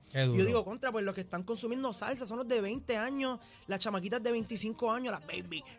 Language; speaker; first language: Spanish; native; Spanish